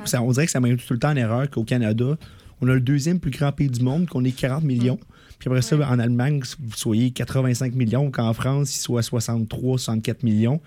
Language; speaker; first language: French; native; French